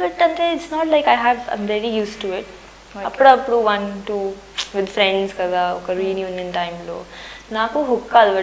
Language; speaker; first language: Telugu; non-native, learner; Hindi